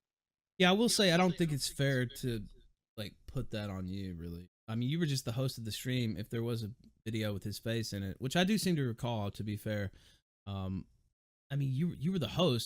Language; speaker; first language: English; native; English